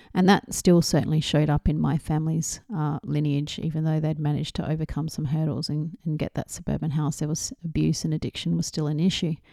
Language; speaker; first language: English; native; English